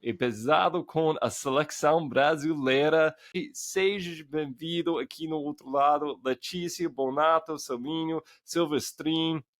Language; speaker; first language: Portuguese; non-native, fluent; English